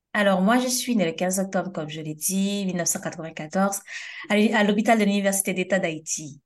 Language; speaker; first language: French; non-native, local second language; Haitian Creole